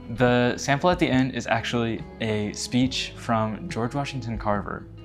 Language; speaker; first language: English; native; English